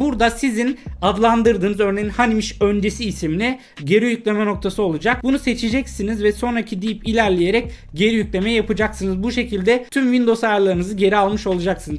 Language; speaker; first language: Turkish; native; Turkish